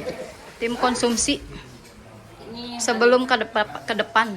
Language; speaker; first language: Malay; non-native, local second language; Sundanese